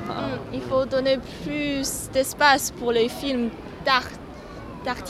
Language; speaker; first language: French; non-native, fluent; Chinese